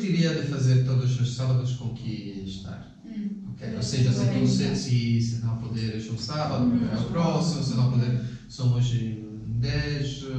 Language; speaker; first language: Portuguese; non-native, fluent; Italian